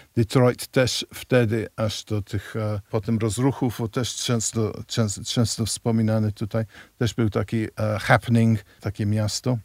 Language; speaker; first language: Polish; non-native, fluent; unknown